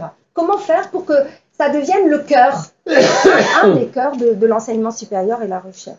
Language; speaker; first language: French; native; French